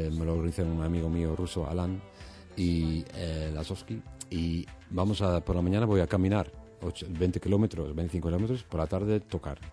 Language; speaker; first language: Spanish; non-native, fluent; Dutch